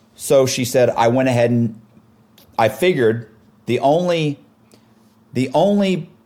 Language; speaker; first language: English; native; English